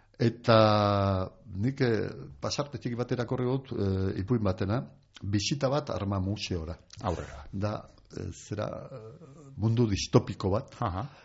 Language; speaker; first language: Basque; non-native, local second language; Spanish